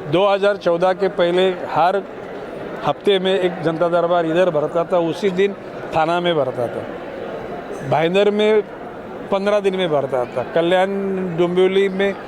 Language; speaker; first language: Hindi; non-native, local second language; Marathi